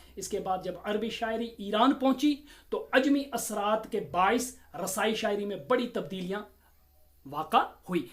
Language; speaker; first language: Urdu; non-native, local second language; Kashmiri